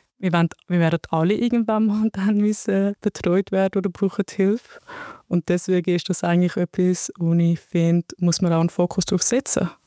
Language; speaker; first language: German; early bilingual, other home language; Arabic